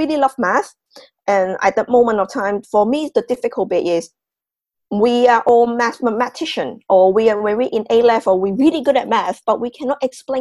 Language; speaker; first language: English; non-native, local second language; Cantonese